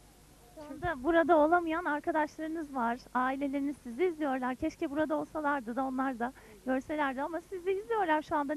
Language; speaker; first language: Turkish; native; Turkish